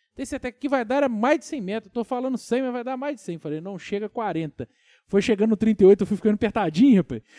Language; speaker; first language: Portuguese; native; Portuguese